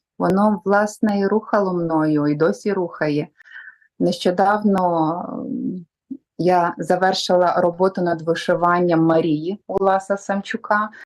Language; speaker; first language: Ukrainian; native; Ukrainian